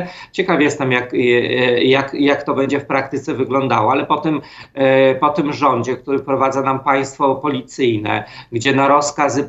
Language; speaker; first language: Polish; native; Polish